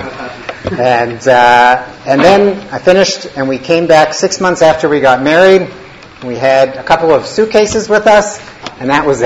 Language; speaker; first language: English; native; English